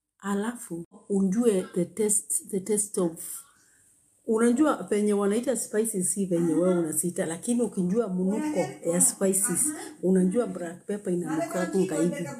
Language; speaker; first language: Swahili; native; Swahili